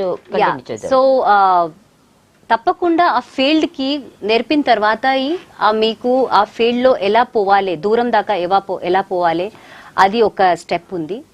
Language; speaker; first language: Telugu; non-native, local second language; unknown